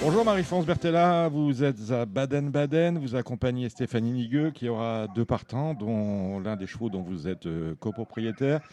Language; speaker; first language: French; native; French